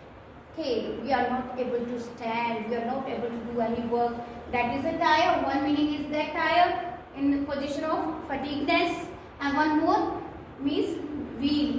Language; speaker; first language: English; non-native, local second language; Hindi